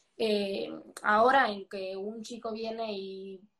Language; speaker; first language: Spanish; native; Spanish